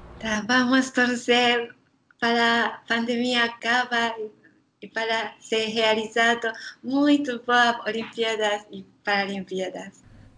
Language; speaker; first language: Portuguese; non-native, learner; Japanese